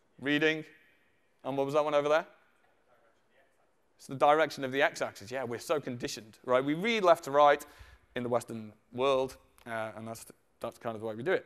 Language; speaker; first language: English; native; English